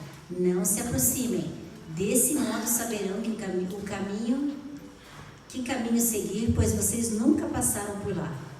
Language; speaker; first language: Portuguese; native; Portuguese